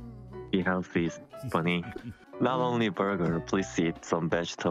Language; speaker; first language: English; non-native, learner; Korean